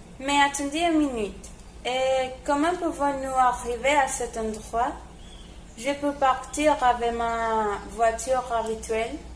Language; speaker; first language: French; non-native, learner; Spanish